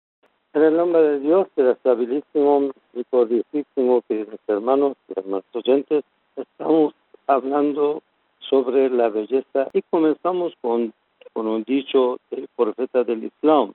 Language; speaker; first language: Spanish; non-native, learner; Persian